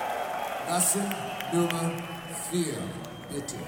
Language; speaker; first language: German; non-native, learner; English